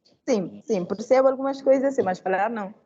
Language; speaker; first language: Portuguese; non-native, local second language; Kabuverdianu